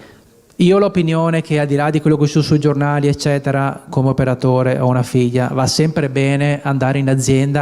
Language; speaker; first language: Italian; native; Italian